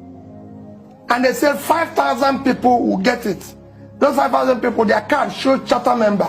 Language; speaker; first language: English; non-native, local second language; Igbo